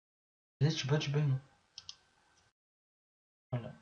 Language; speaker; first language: French; native; French